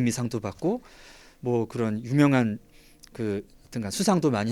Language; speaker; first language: Korean; native; Korean